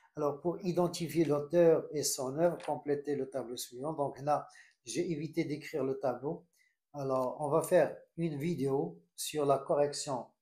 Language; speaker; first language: French; non-native, local second language; Arabic